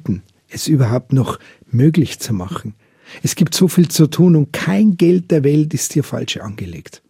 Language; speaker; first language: German; native; German